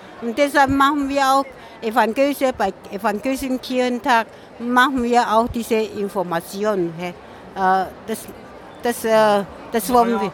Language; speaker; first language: German; non-native, learner; Min Nan Chinese